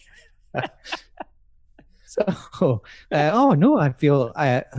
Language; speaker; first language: English; native; English